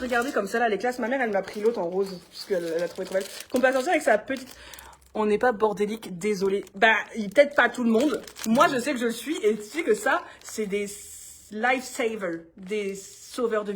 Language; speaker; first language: French; native; French